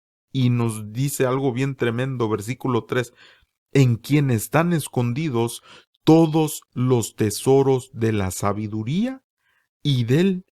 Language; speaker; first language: Spanish; native; Spanish